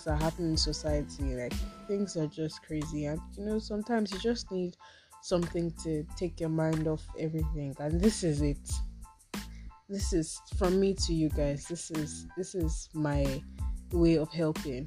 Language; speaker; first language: English; non-native, local second language; Yoruba